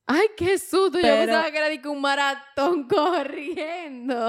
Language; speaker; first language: Spanish; native; Spanish